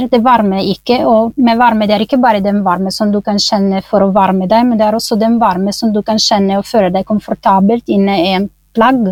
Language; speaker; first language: Norwegian; non-native, fluent; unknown